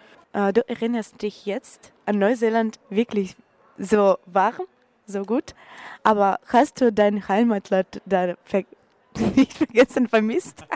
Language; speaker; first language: German; non-native, learner; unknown